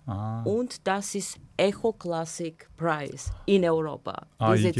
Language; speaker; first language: German; non-native, fluent; Bulgarian